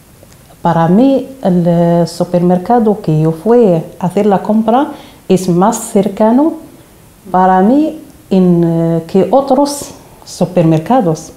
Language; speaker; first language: Spanish; non-native, learner; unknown